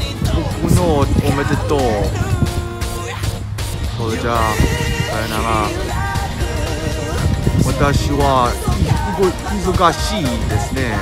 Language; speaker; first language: Japanese; non-native, learner; English